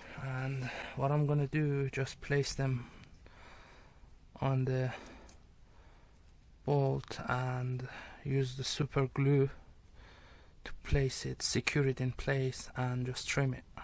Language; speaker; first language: English; non-native, fluent; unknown